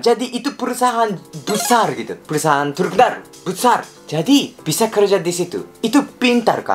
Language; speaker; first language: Indonesian; non-native, learner; Japanese